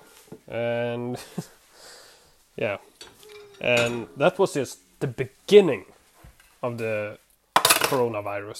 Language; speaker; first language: English; non-native, fluent; Swedish